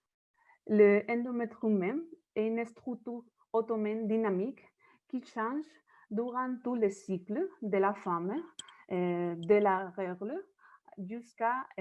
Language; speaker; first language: French; non-native, fluent; Spanish